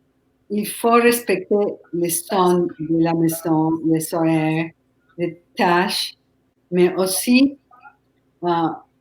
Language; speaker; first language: French; non-native, fluent; Spanish